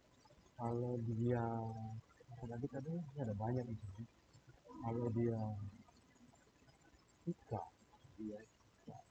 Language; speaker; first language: Indonesian; native; Indonesian